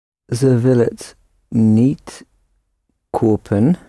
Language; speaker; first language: Dutch; non-native, learner; English